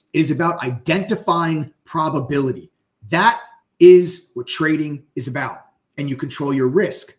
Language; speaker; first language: English; native; English